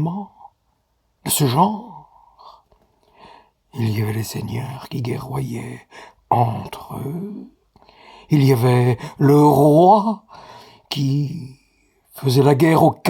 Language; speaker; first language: French; native; French